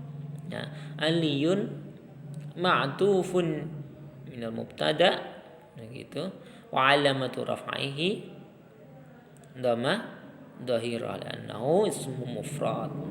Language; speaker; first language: Arabic; non-native, fluent; Indonesian